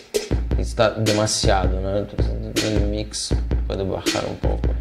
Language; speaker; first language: Spanish; non-native, fluent; Portuguese